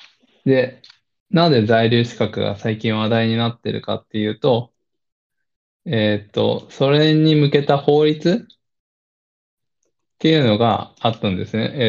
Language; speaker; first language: Japanese; early bilingual, other home language; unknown